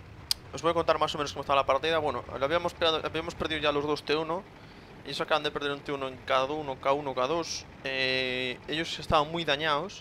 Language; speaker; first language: Spanish; native; Spanish